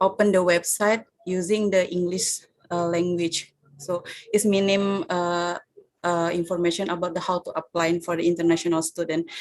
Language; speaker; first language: English; non-native, fluent; Indonesian